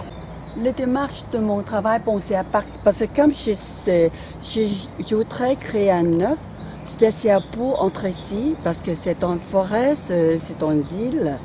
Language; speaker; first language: French; non-native, fluent; Chinese